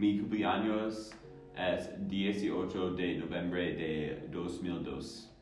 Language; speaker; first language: Spanish; non-native, learner; English